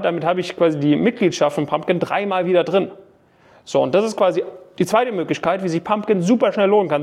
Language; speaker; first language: German; native; German